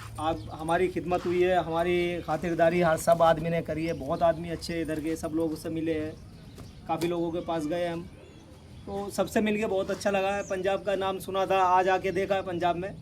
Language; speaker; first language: Hindi; non-native, local second language; Punjabi